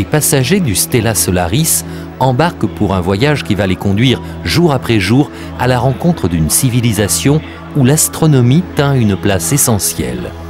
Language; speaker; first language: French; native; French